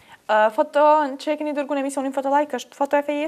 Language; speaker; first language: Albanian; native; Albanian